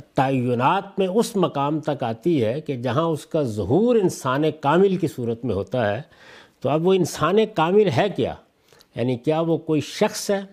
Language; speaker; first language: Urdu; non-native, local second language; Punjabi